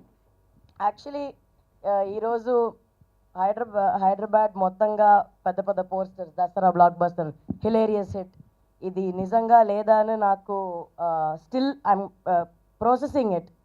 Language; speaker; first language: Telugu; non-native, learner; Tamil